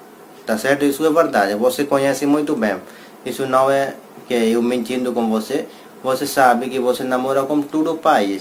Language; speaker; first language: Portuguese; non-native, learner; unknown